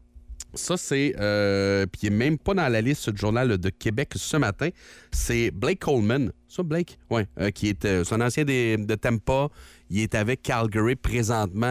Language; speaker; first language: French; native; French